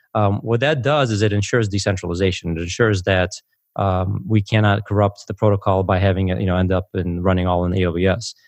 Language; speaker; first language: English; native; English